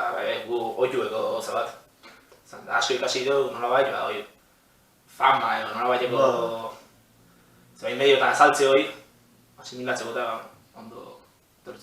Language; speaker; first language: Basque; native; Basque